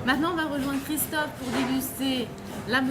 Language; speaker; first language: French; native; French